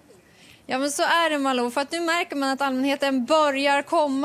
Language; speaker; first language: Swedish; native; Swedish